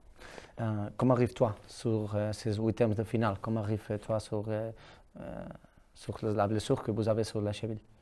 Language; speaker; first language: French; non-native, learner; Catalan